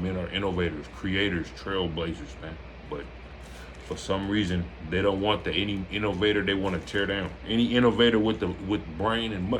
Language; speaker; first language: English; native; English